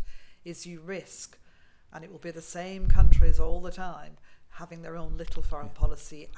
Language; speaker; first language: English; native; English